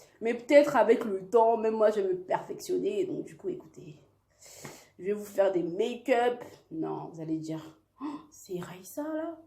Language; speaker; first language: French; early bilingual, other home language; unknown